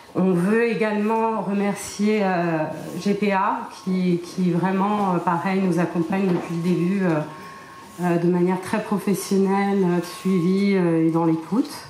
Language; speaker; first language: French; native; French